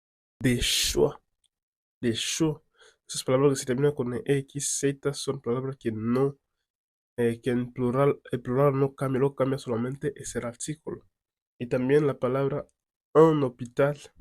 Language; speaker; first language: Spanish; non-native, fluent; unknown